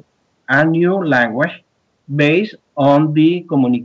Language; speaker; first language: English; early bilingual, other home language; Spanish